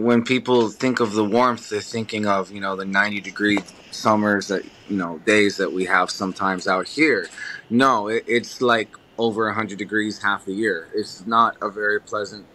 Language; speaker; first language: English; native; English